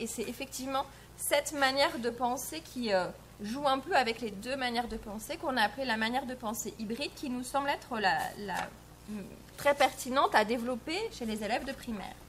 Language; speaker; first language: French; native; French